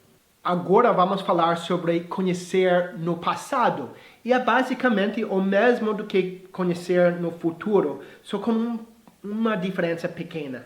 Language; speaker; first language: Portuguese; non-native, fluent; English